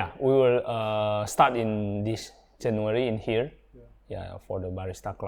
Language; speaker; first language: English; non-native, learner; Indonesian